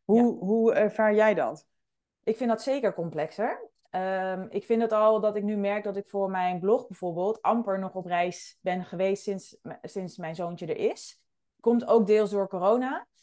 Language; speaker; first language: Dutch; native; Dutch